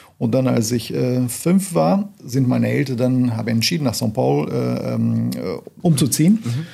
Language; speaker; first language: German; non-native, fluent; Portuguese